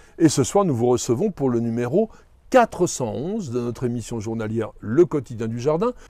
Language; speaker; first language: French; native; French